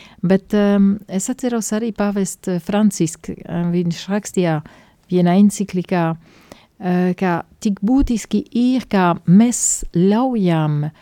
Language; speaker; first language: Latvian; non-native, fluent; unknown